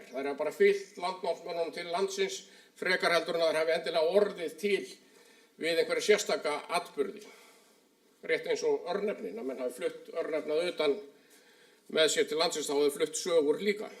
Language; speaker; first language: Icelandic; native; Icelandic